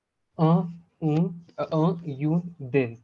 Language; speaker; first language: French; non-native, learner; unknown